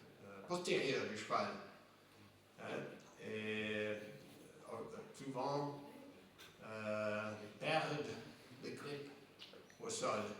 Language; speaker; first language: French; non-native, fluent; English